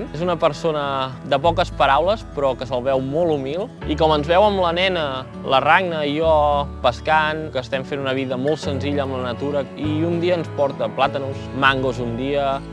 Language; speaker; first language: Catalan; native; Catalan